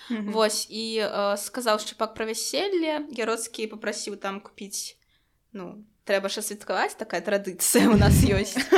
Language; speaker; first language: Belarusian; non-native, local second language; Russian